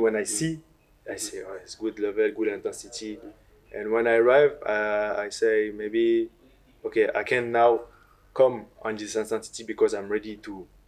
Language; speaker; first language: English; non-native, learner; French